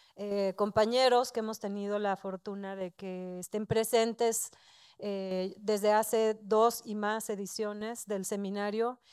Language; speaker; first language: Spanish; native; Spanish